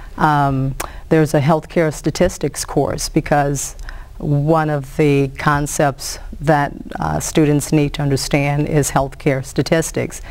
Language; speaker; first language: English; native; English